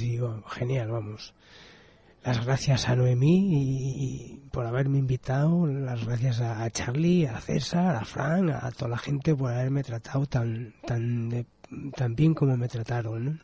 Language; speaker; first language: Spanish; native; Spanish